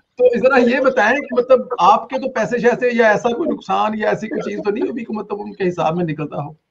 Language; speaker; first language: Urdu; non-native, local second language; Punjabi